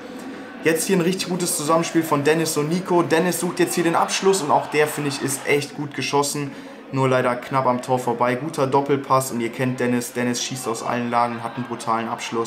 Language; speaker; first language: German; native; German